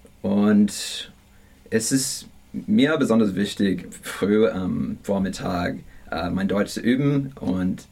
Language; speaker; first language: German; non-native, learner; English